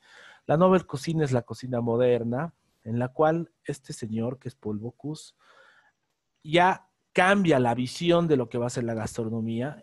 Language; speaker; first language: Spanish; native; Spanish